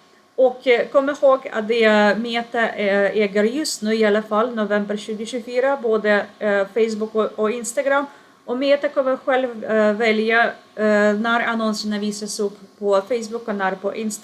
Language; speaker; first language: Swedish; non-native, fluent; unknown